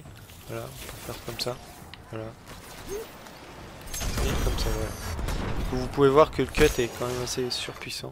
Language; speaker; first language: French; native; French